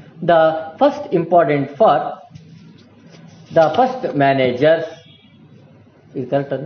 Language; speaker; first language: English; non-native, local second language; Kannada